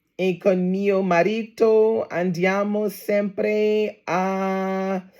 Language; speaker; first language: Italian; non-native, learner; English